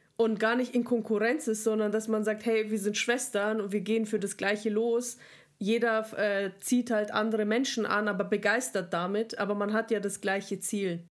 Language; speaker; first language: German; non-native, fluent; Russian